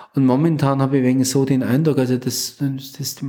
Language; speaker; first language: German; native; German